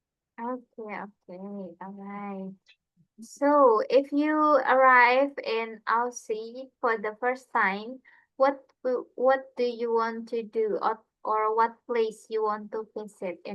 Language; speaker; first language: English; non-native, fluent; Indonesian